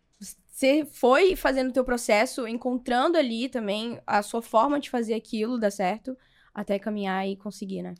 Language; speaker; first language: Portuguese; native; Portuguese